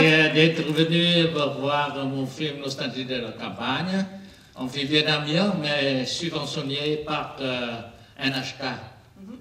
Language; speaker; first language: French; non-native, learner; Vietnamese